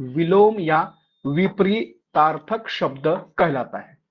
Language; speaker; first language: Hindi; non-native, local second language; Marathi